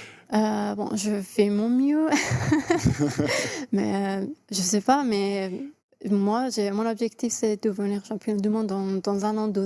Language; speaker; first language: French; non-native, fluent; Persian